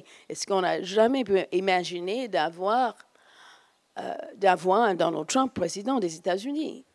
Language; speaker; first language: French; non-native, fluent; English